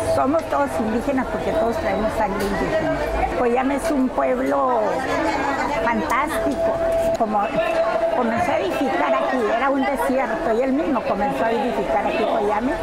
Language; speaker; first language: Spanish; native; Spanish